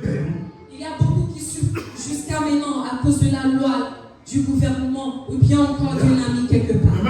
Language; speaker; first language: French; non-native, local second language; Ewe